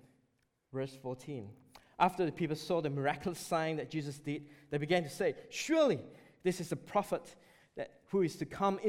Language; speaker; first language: English; non-native, local second language; Chinese